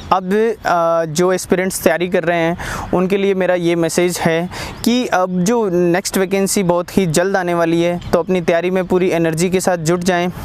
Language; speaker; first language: Hindi; native; Hindi